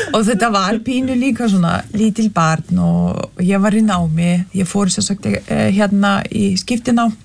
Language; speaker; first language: Icelandic; non-native, fluent; Lithuanian